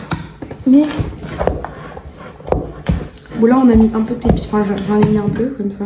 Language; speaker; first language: French; native; French